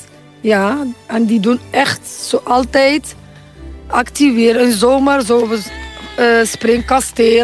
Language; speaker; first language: Dutch; non-native, learner; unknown